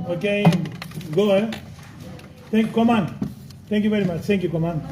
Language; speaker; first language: English; non-native, learner; Indonesian